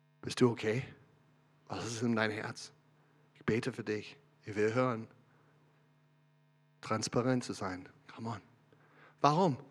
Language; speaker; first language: German; non-native, learner; English